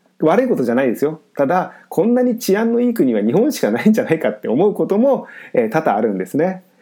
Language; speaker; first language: Japanese; native; Japanese